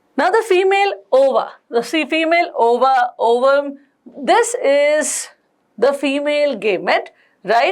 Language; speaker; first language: English; non-native, local second language; Hindi